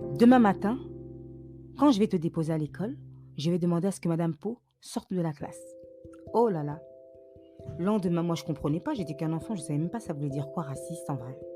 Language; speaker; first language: French; native; French